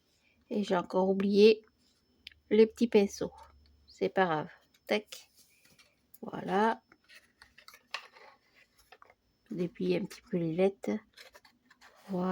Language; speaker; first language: French; native; French